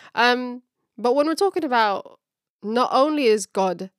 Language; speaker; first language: English; early bilingual, other home language; Filipino